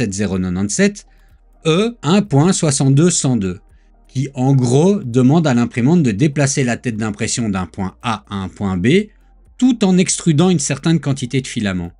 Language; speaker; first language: French; native; French